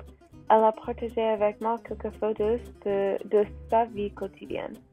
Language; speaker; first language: French; non-native, learner; English